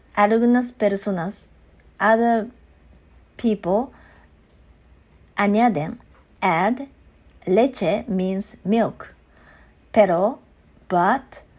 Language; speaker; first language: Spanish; non-native, learner; Japanese